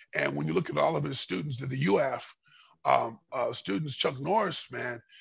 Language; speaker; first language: English; native; English